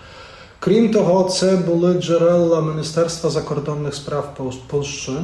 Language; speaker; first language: Ukrainian; non-native, fluent; Polish